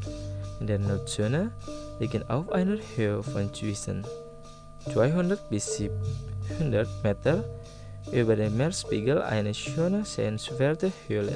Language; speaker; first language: German; non-native, fluent; Indonesian